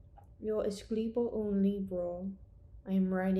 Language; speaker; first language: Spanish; non-native, learner; English